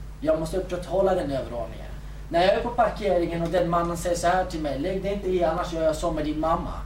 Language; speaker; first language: Swedish; early bilingual, other home language; Kurdish